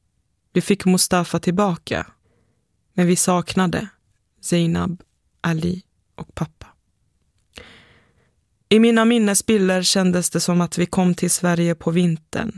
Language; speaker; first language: Swedish; early bilingual, other home language; Persian